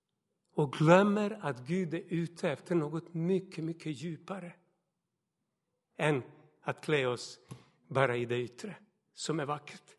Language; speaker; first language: Swedish; non-native, fluent; Serbian